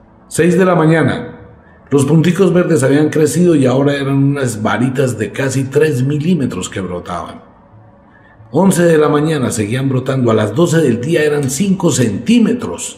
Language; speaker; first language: Spanish; native; Spanish